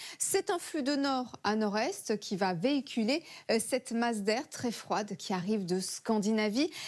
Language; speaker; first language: French; native; French